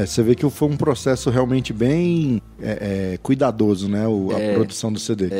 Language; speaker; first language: Portuguese; native; Portuguese